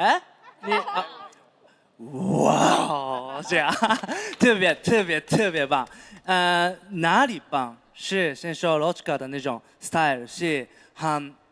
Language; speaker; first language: Chinese; non-native, learner; Japanese